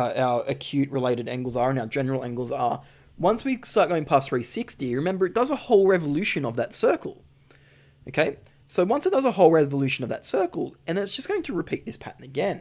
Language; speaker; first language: English; native; English